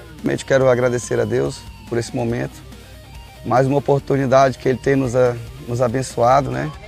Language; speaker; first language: Portuguese; native; Portuguese